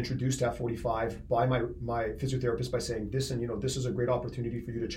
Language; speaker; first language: English; native; English